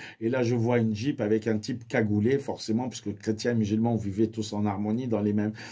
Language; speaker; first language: French; early bilingual, other home language; Armenian